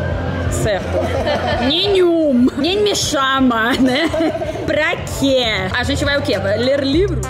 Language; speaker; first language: Portuguese; non-native, fluent; Russian